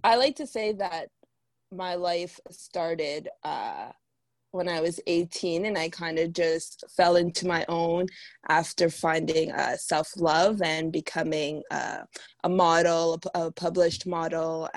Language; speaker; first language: English; native; English